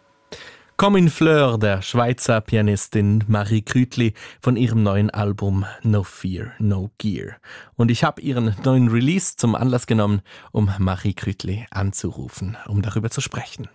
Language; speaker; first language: German; native; German